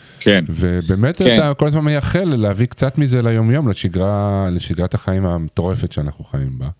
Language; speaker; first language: Hebrew; native; Hebrew